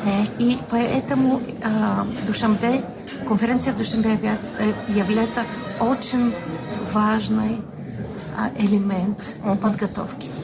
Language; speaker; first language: Russian; non-native, learner; Bulgarian